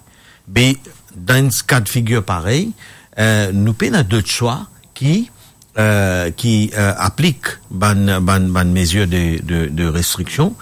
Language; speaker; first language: French; non-native, local second language; Morisyen